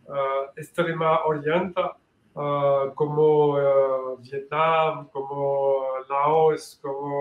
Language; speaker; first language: Portuguese; non-native, learner; French